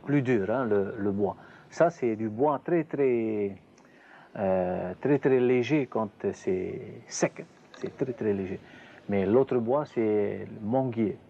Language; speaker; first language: French; non-native, local second language; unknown